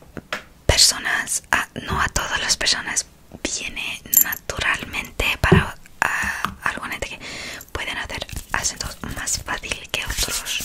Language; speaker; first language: Spanish; non-native, learner; English